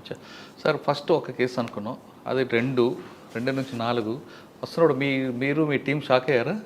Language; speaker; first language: Telugu; native; Telugu